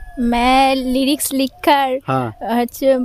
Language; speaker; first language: Hindi; non-native, local second language; Bangla